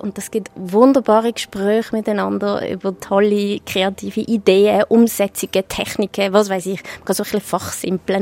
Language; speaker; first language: German; native; German